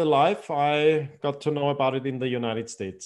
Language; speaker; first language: English; non-native, fluent; German